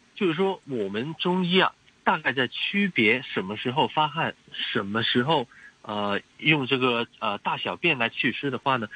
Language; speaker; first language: Chinese; non-native, local second language; Cantonese